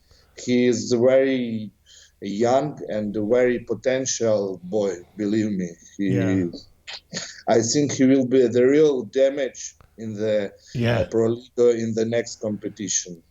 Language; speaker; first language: English; non-native, learner; Ukrainian